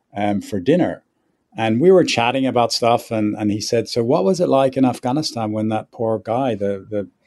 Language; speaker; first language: English; native; English